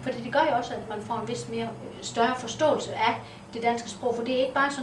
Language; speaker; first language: Danish; native; Danish